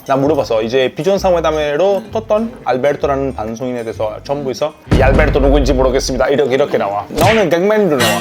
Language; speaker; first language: Korean; non-native, fluent; Italian